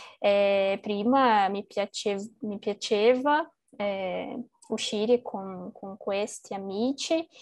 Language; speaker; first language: Italian; non-native, learner; Portuguese